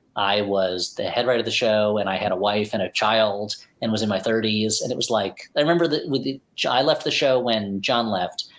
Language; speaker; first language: English; native; English